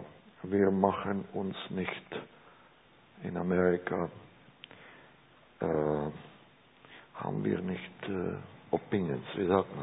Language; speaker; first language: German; non-native, learner; Czech